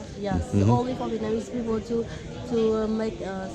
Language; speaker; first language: English; non-native, learner; Vietnamese